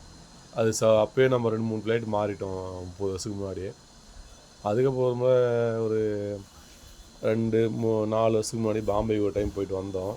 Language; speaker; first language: Tamil; native; Tamil